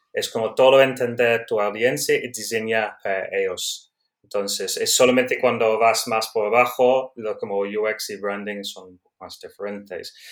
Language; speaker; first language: Spanish; non-native, learner; English